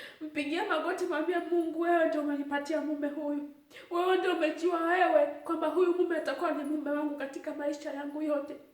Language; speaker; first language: Swahili; native; Swahili